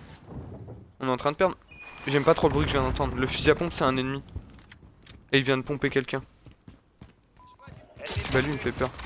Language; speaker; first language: French; native; French